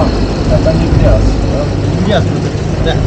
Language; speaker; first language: Russian; non-native, local second language; Kyrgyz